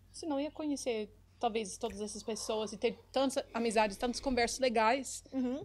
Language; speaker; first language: Portuguese; non-native, fluent; English